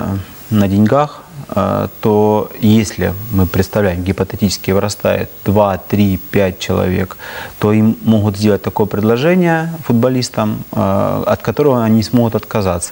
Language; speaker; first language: Russian; native; Russian